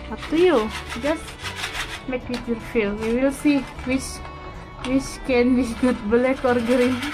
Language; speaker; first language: English; non-native, learner; Indonesian